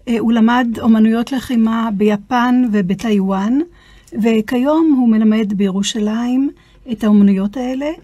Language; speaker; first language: Hebrew; native; Hebrew